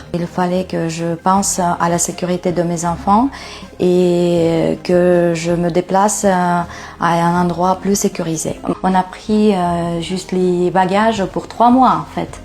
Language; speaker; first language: French; non-native, fluent; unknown